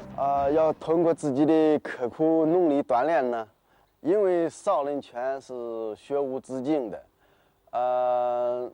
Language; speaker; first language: Chinese; native; Chinese